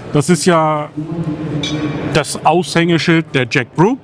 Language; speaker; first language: German; native; German